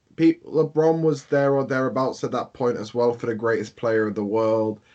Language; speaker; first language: English; native; English